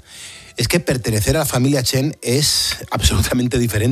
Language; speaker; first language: Spanish; native; Spanish